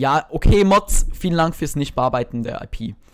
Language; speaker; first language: German; native; German